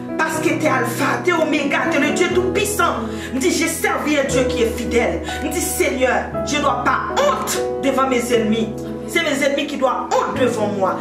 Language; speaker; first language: French; non-native, local second language; Haitian Creole